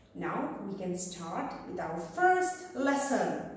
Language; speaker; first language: English; non-native, fluent; Czech